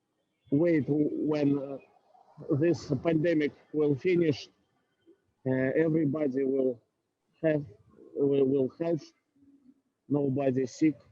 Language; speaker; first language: English; non-native, learner; Russian